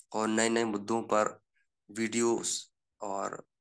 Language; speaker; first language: Hindi; native; Hindi